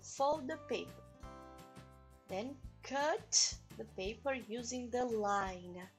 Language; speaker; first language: English; non-native, fluent; Portuguese